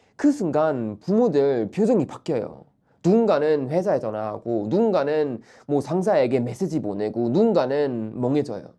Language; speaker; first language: Korean; non-native, fluent; Swedish